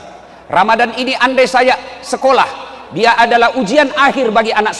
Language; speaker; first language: Indonesian; non-native, local second language; Buginese